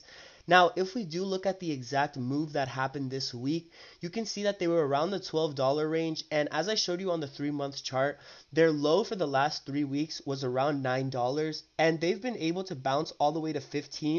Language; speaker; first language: English; native; English